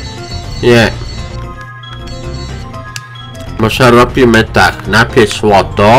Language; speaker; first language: Polish; non-native, learner; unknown